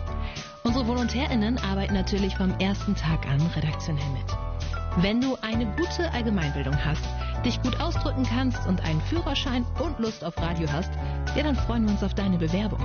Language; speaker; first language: German; native; German